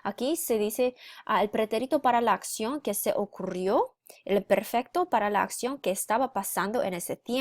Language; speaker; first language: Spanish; non-native, fluent; English